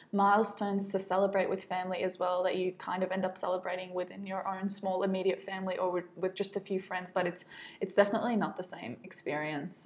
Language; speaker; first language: English; non-native, fluent; Arabic